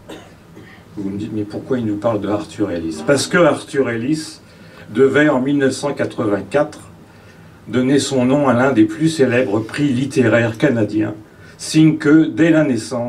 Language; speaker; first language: French; native; French